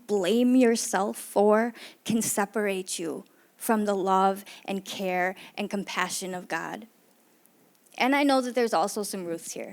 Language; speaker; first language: English; native; English